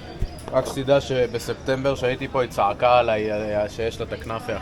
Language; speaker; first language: Hebrew; native; Hebrew